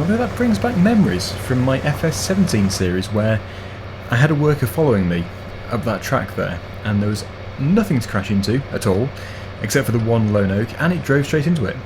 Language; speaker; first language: English; native; English